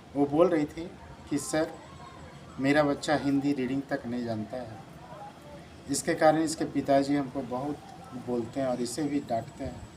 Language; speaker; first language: Hindi; native; Hindi